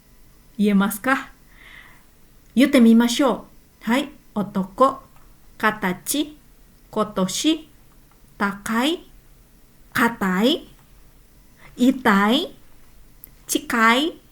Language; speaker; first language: Japanese; non-native, fluent; Indonesian